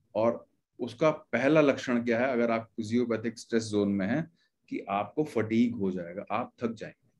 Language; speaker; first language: Hindi; native; Hindi